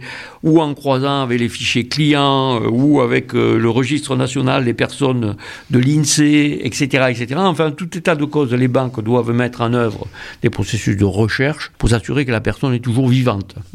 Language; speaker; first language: French; native; French